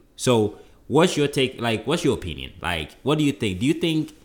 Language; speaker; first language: English; non-native, local second language; Akan